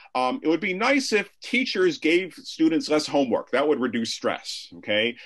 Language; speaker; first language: English; native; English